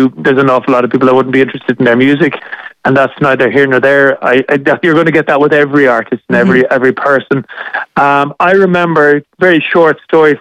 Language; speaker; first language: English; native; English